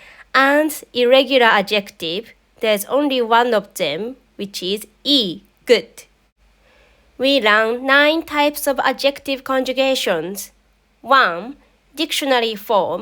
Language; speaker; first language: English; non-native, fluent; Japanese